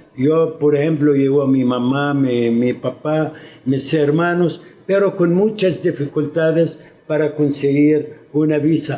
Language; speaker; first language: Spanish; non-native, fluent; Arabic